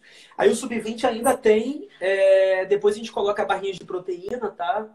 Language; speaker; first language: Portuguese; native; Portuguese